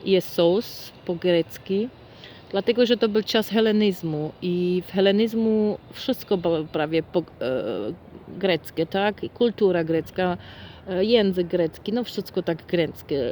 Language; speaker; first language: Polish; non-native, fluent; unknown